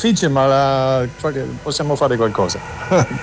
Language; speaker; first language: Italian; non-native, fluent; German